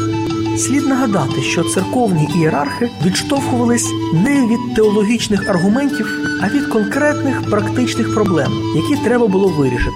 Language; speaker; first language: Ukrainian; native; Ukrainian